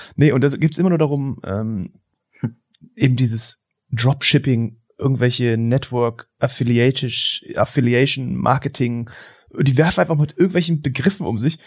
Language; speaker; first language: German; native; German